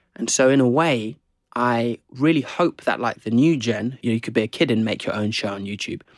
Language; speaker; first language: English; native; English